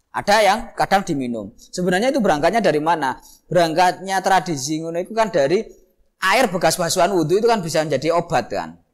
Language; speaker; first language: Indonesian; non-native, local second language; Javanese